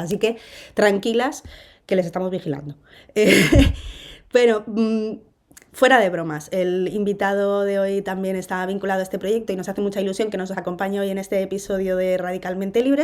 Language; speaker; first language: Spanish; native; Spanish